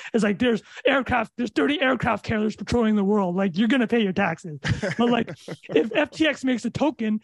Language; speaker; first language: English; native; English